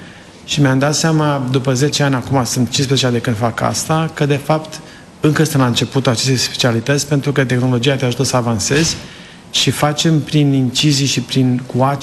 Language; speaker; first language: Romanian; native; Romanian